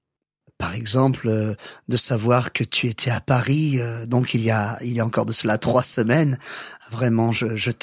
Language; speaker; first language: French; native; French